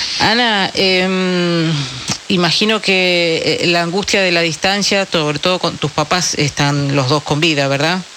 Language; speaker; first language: Spanish; native; Spanish